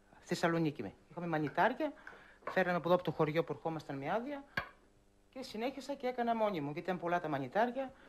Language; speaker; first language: Greek; native; Greek